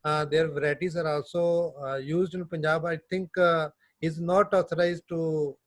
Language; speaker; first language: English; non-native, local second language; Punjabi